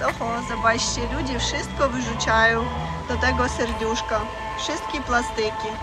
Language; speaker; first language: Polish; non-native, learner; Russian